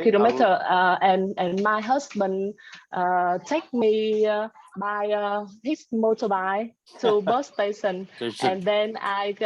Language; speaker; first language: English; non-native, learner; Vietnamese